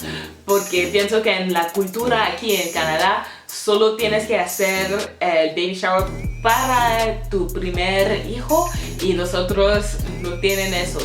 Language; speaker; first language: Spanish; non-native, fluent; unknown